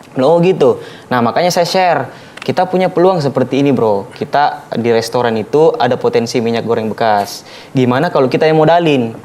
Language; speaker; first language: Indonesian; native; Indonesian